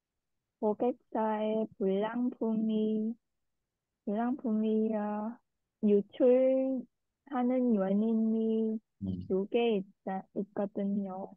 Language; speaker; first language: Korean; non-native, learner; Vietnamese